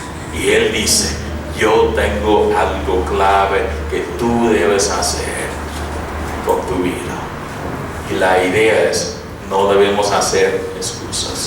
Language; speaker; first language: Spanish; non-native, fluent; English